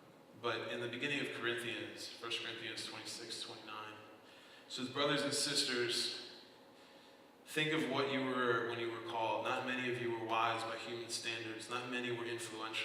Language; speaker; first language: English; native; English